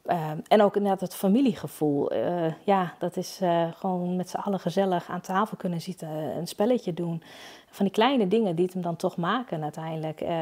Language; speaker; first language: Dutch; native; Dutch